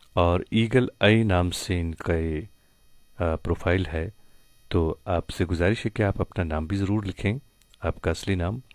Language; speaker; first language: Hindi; non-native, local second language; Kashmiri